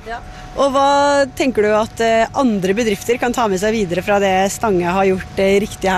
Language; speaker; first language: Norwegian; native; Norwegian